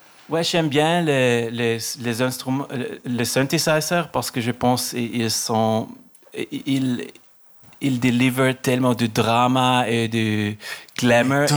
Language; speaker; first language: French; non-native, local second language; German